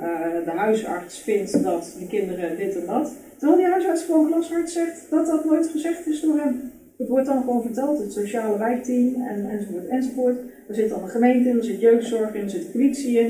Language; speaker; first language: Dutch; native; Dutch